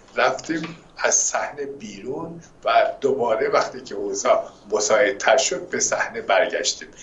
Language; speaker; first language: Persian; native; Persian